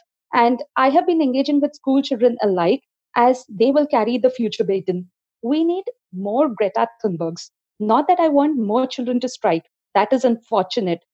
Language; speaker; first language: English; non-native, local second language; Telugu